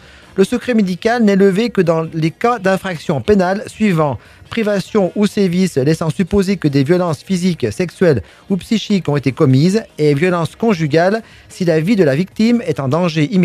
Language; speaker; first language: French; native; French